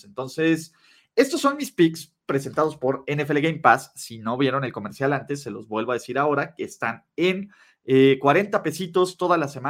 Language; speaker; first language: Spanish; native; Spanish